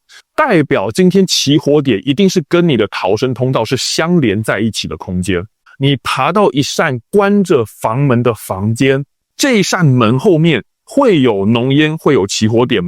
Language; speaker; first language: Chinese; native; Chinese